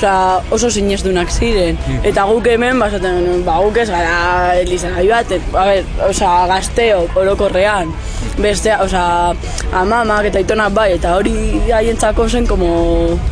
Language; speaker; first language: Basque; non-native, local second language; Spanish